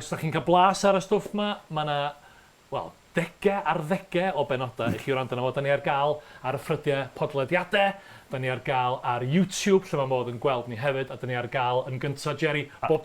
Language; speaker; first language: Welsh; native; Welsh